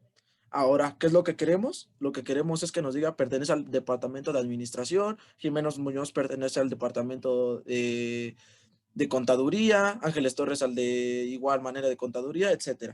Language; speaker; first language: Spanish; native; Spanish